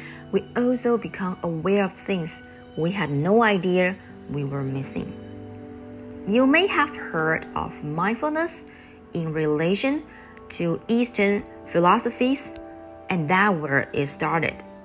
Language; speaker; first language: English; non-native, fluent; Chinese